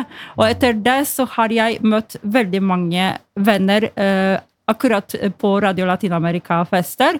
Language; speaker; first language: Norwegian; non-native, fluent; Polish